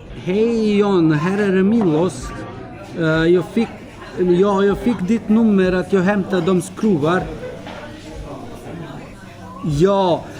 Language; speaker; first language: Swedish; non-native, learner; Croatian